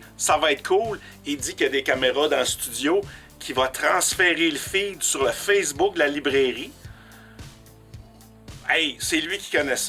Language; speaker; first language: French; native; French